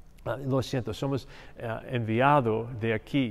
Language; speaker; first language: Spanish; non-native, fluent; English